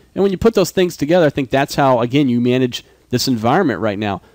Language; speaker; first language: English; native; English